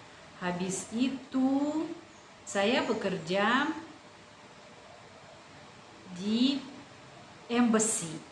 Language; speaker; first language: Indonesian; non-native, fluent; Russian